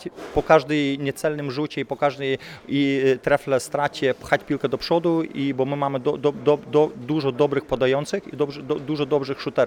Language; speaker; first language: Polish; non-native, fluent; Lithuanian